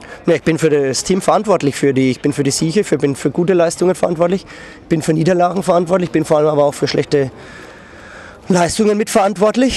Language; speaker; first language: German; native; German